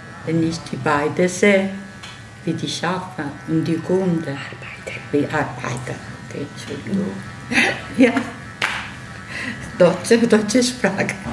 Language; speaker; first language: German; non-native, learner; Italian